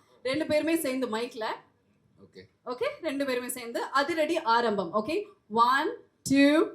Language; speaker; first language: Tamil; native; Tamil